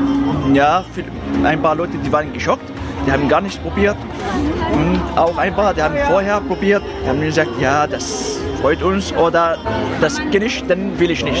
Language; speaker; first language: German; non-native, fluent; Arabic